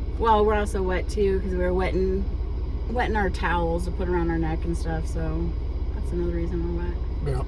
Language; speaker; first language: English; native; English